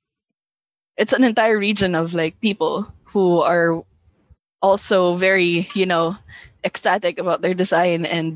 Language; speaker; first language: English; non-native, local second language; Hiligaynon